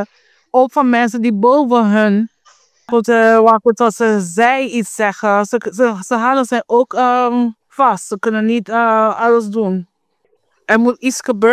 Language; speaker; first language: Dutch; non-native, fluent; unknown